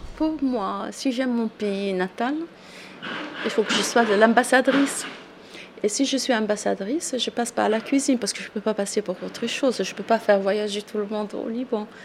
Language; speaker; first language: French; non-native, local second language; Arabic